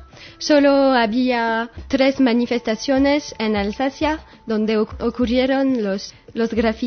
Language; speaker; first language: Spanish; non-native, learner; French